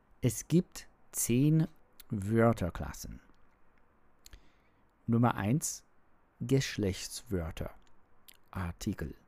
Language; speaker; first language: German; non-native, learner; English